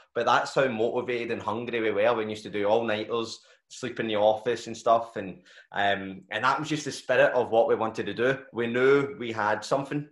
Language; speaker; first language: English; native; English